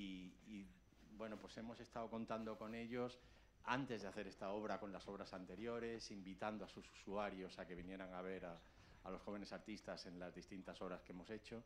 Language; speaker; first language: Spanish; native; Spanish